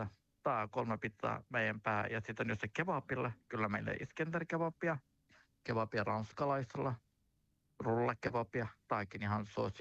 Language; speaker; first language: Finnish; non-native, learner; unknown